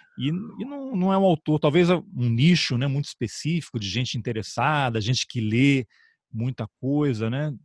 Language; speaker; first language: Portuguese; native; Portuguese